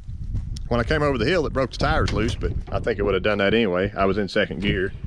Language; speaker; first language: English; native; English